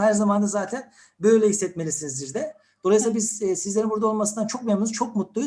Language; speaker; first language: Turkish; native; Turkish